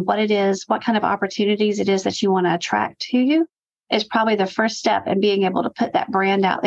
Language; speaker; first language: English; native; English